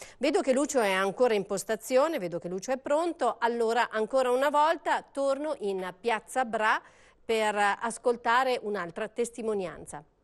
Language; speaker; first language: Italian; native; Italian